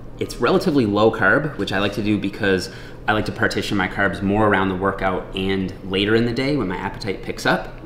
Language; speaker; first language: English; native; English